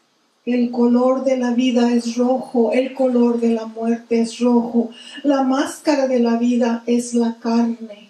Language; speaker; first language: Spanish; early bilingual, heritage; Spanish